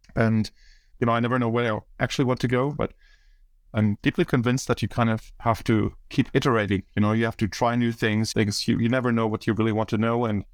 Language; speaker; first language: English; early bilingual, other home language; German